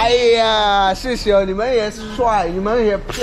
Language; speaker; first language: Chinese; non-native, learner; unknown